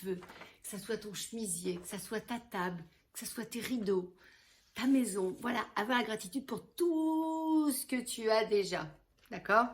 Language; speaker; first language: French; native; French